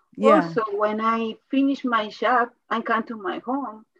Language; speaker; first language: English; non-native, learner; Spanish